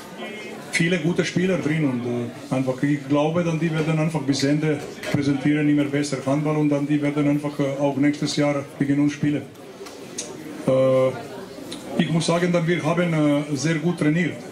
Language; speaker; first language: German; non-native, fluent; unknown